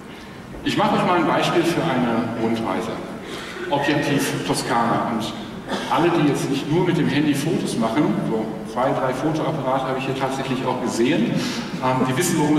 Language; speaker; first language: German; native; German